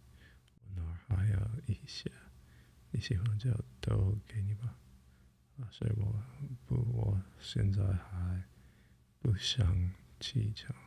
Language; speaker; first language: Chinese; non-native, learner; English